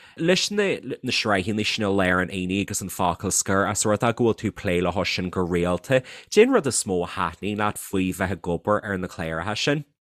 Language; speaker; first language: Irish; native; Irish